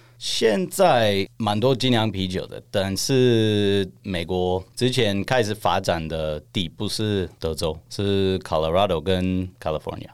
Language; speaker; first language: Chinese; non-native, fluent; English